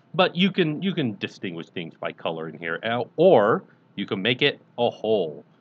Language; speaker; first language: English; native; English